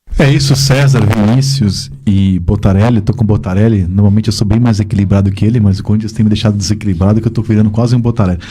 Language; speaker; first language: Portuguese; native; Portuguese